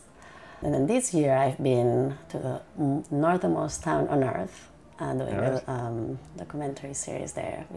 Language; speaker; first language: English; non-native, fluent; Spanish